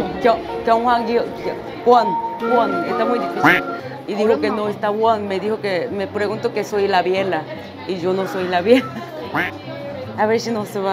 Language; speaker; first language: Spanish; non-native, fluent; Korean